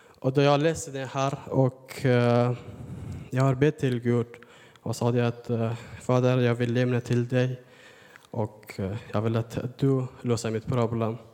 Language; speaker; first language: Swedish; non-native, learner; Persian